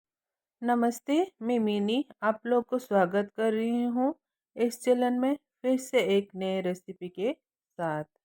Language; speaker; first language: Hindi; non-native, local second language; Odia